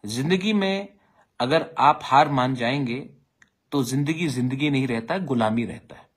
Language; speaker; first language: Hindi; non-native, local second language; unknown